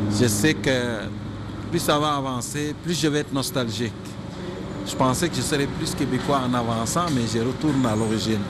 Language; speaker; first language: French; non-native, local second language; Wolof